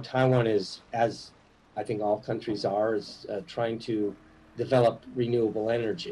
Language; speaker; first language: English; native; English